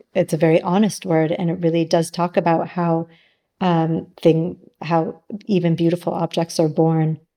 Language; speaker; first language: English; native; English